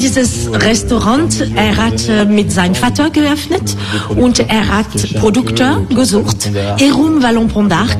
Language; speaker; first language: German; non-native, fluent; French